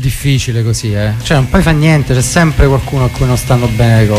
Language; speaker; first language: Italian; native; Italian